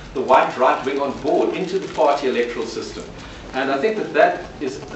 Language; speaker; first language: English; native; English